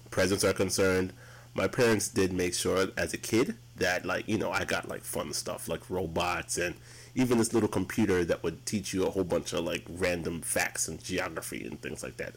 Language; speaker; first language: English; early bilingual, other home language; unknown